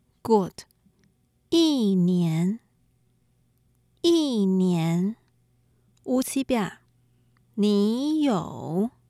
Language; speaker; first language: Chinese; non-native, learner; Russian